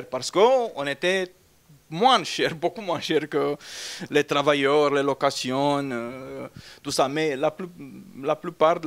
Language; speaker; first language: French; non-native, fluent; Romanian